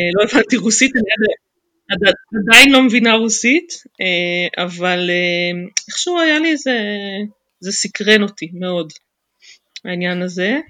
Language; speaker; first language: Hebrew; native; Hebrew